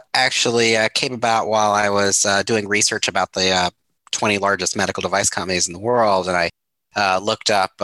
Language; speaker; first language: English; native; English